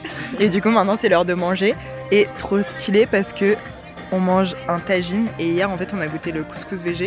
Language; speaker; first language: French; native; French